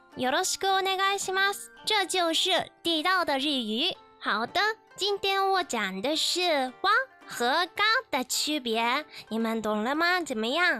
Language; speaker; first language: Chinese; non-native, fluent; Japanese